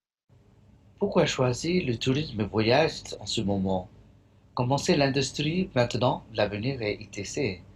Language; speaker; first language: French; non-native, fluent; English